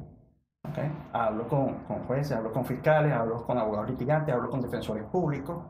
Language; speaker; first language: Spanish; native; Spanish